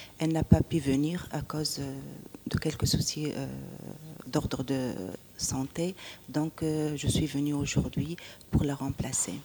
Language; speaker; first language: French; non-native, local second language; Arabic